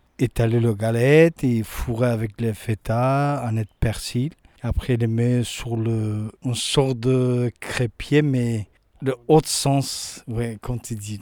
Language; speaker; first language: French; non-native, learner; Turkish